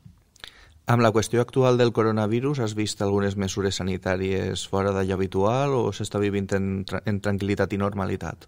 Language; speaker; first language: Catalan; native; Catalan